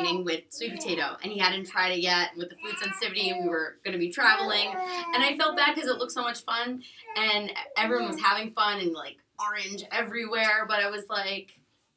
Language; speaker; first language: English; native; English